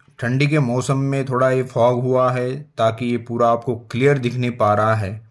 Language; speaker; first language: Hindi; non-native, local second language; Marathi